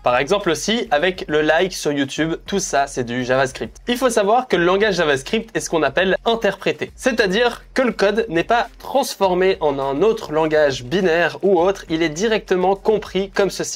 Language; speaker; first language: French; native; French